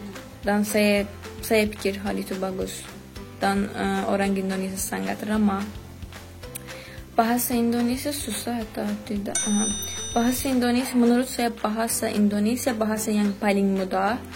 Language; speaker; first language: Indonesian; non-native, fluent; Azerbaijani